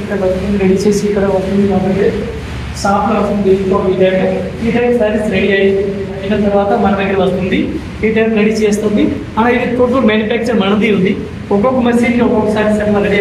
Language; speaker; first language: Telugu; non-native, local second language; Urdu